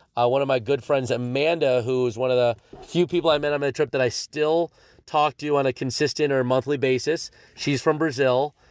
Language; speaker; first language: English; native; English